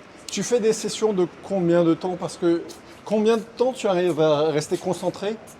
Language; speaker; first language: French; native; French